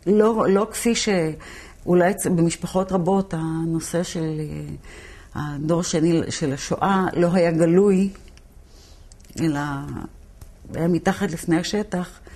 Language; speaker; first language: Hebrew; early bilingual, other home language; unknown